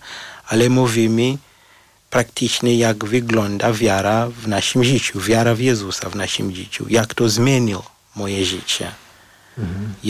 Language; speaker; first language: Polish; non-native, fluent; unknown